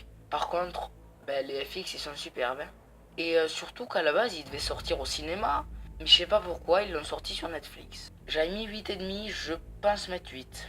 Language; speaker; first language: French; native; French